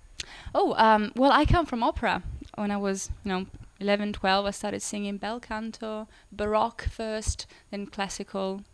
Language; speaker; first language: English; non-native, fluent; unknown